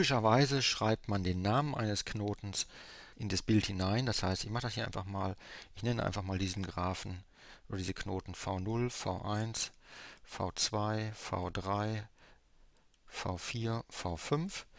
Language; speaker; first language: German; native; German